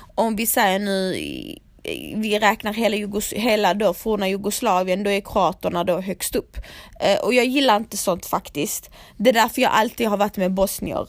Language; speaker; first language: Swedish; early bilingual, other home language; Croatian